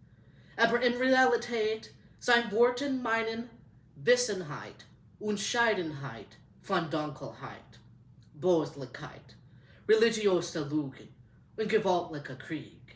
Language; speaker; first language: German; non-native, learner; English